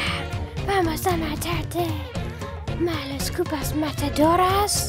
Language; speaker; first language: Spanish; non-native, learner; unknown